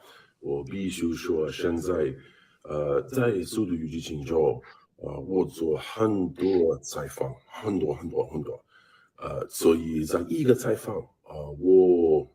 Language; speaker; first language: Chinese; non-native, learner; English